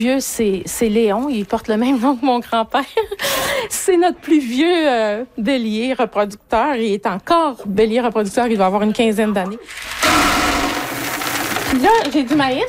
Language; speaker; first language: French; native; French